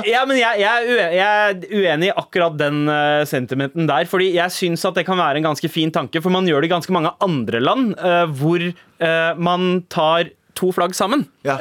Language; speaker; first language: Norwegian; early bilingual, other home language; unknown